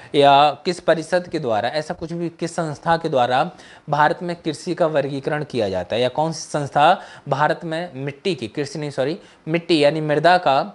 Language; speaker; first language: Hindi; native; Hindi